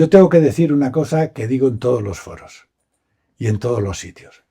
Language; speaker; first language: Spanish; native; Spanish